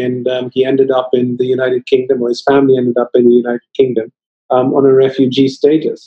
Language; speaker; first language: English; native; English